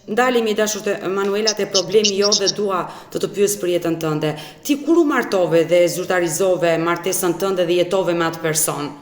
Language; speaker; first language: Albanian; native; Albanian